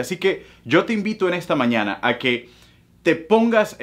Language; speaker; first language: Spanish; native; Spanish